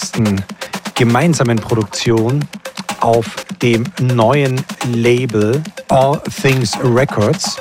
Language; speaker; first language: German; native; German